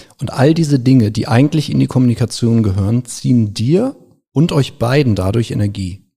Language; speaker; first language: German; native; German